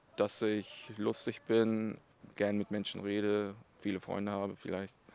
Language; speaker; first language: German; early bilingual, other home language; Russian